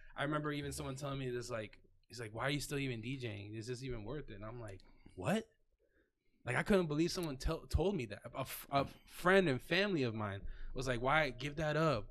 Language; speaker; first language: English; native; English